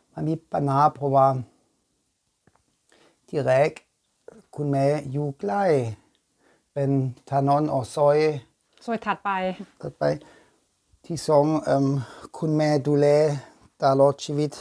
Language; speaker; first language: Thai; non-native, learner; German